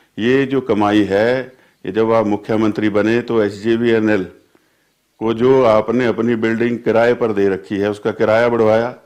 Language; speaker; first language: Hindi; native; Hindi